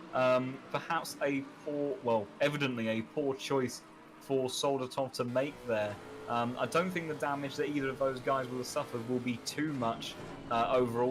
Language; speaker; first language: English; native; English